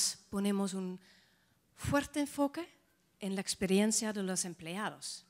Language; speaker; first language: Spanish; non-native, fluent; Dutch